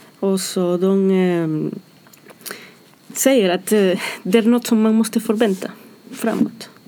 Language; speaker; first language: Swedish; non-native, fluent; Spanish